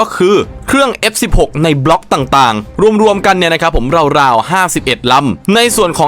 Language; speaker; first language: Thai; native; Thai